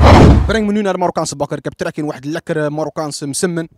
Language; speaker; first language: Dutch; early bilingual, other home language; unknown